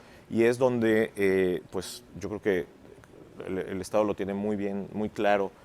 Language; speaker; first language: Spanish; native; Spanish